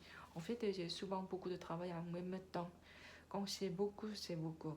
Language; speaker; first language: French; non-native, learner; Korean